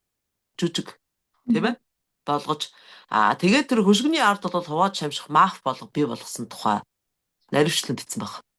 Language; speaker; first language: Mongolian; native; Mongolian